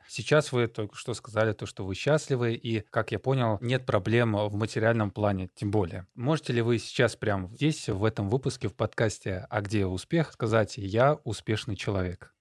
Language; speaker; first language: Russian; native; Russian